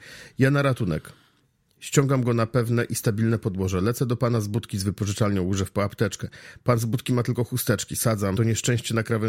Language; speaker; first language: Polish; native; Polish